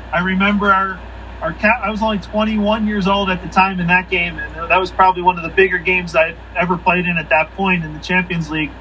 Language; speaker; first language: English; native; English